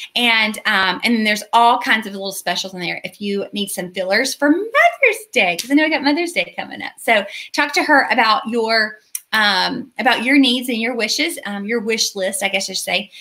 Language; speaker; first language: English; native; English